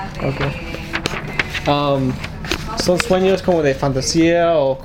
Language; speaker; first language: Spanish; early bilingual, other home language; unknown